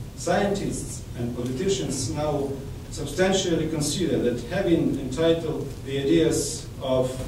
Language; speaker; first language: English; non-native, fluent; Ukrainian